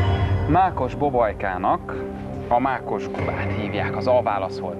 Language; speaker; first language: Hungarian; native; Hungarian